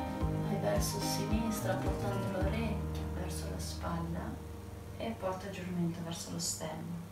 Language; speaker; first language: Italian; native; Italian